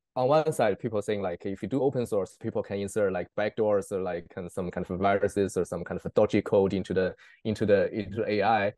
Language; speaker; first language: English; non-native, fluent; Chinese